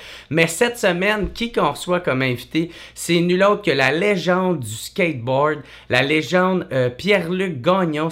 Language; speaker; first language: French; native; French